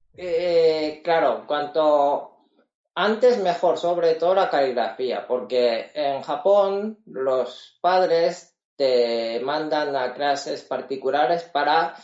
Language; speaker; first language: Spanish; non-native, fluent; Japanese